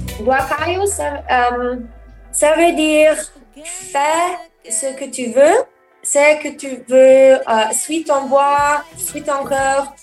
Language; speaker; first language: French; non-native, learner; German